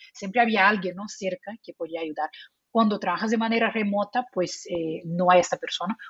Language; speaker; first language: Spanish; non-native, fluent; Portuguese